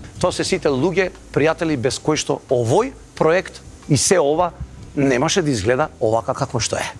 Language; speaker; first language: Macedonian; native; Macedonian